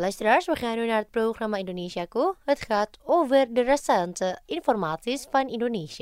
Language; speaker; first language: Dutch; non-native, fluent; Indonesian